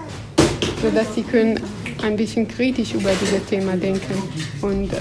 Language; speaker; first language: German; non-native, fluent; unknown